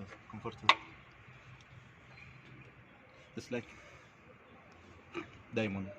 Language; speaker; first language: English; non-native, learner; Arabic